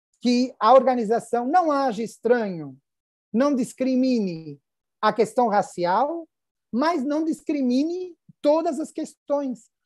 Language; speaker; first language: Portuguese; native; Portuguese